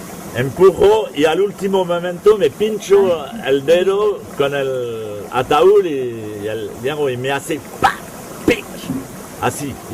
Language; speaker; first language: Spanish; non-native, fluent; French